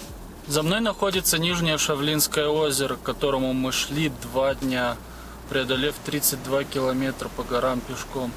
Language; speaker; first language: Russian; native; Russian